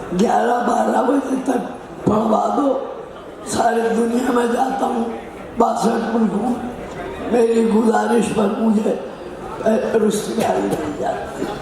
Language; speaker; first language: Urdu; native; Urdu